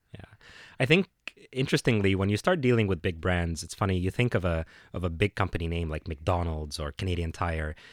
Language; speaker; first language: English; non-native, fluent; Arabic